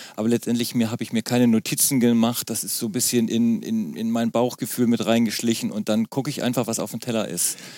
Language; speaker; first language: German; native; German